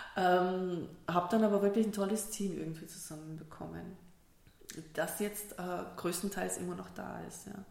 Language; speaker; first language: German; early bilingual, other home language; Russian